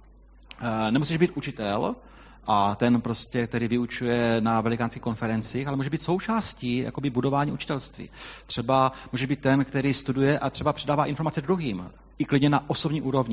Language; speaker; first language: Czech; native; Czech